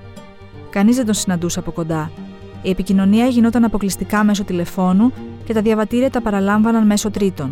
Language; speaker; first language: Greek; native; Greek